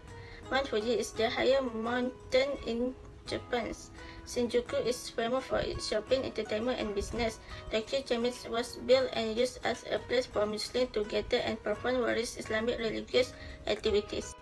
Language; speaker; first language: English; non-native, learner; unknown